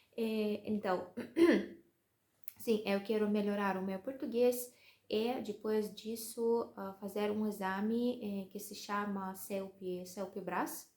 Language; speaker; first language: Portuguese; non-native, learner; Russian